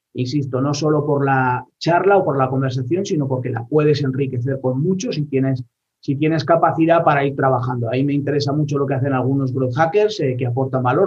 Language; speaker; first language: Spanish; native; Spanish